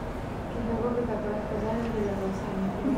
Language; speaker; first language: Spanish; native; Spanish